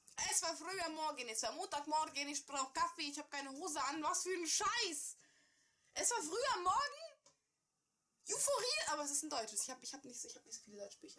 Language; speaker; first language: German; native; German